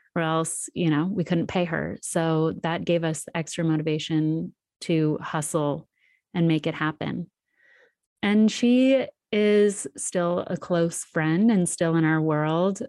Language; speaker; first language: English; native; English